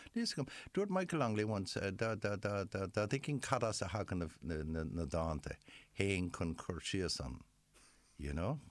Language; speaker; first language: Irish; non-native, local second language; English